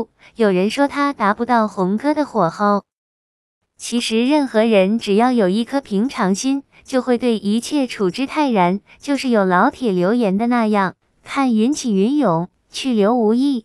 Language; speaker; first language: Chinese; non-native, fluent; Vietnamese